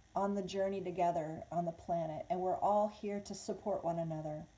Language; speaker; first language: English; native; English